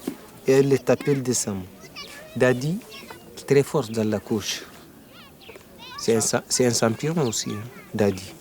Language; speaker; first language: French; non-native, local second language; Fula